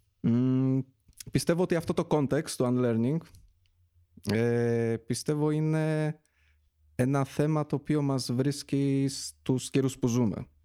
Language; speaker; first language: Greek; early bilingual, other home language; Polish